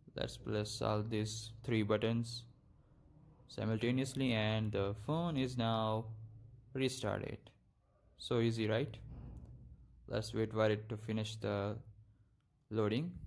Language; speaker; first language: English; non-native, local second language; Urdu